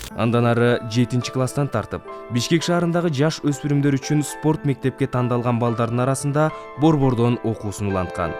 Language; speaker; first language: Kyrgyz; native; Kyrgyz